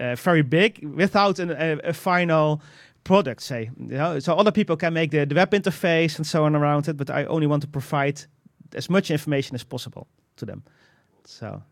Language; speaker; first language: English; non-native, fluent; Dutch